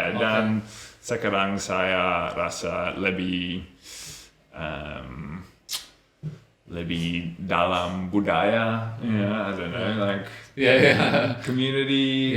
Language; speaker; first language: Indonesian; non-native, learner; English